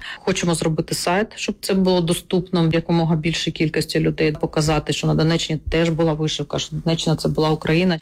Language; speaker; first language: Ukrainian; non-native, local second language; Russian